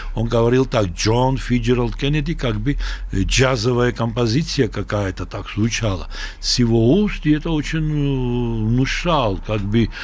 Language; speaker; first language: Russian; non-native, local second language; Georgian